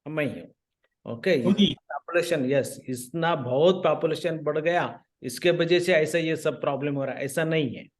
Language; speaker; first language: Hindi; non-native, local second language; Marathi